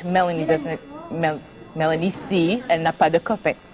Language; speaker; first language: French; native; French